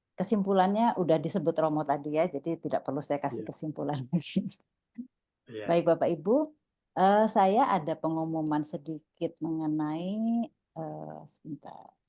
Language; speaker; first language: Indonesian; native; Indonesian